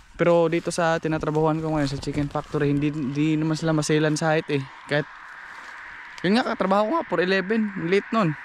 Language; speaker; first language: Filipino; non-native, local second language; Cebuano